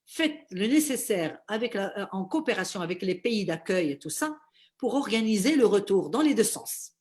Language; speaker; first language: French; non-native, local second language; Arabic